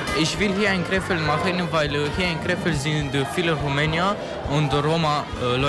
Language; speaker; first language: German; non-native, learner; Romanian